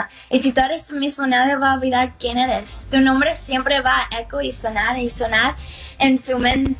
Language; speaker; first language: Spanish; early bilingual, heritage; English